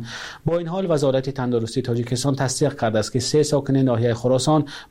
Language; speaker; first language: Tajik; native; Tajik